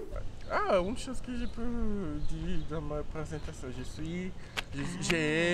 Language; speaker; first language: French; non-native, learner; Portuguese